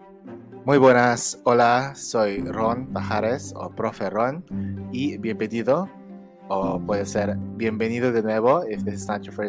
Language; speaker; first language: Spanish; non-native, fluent; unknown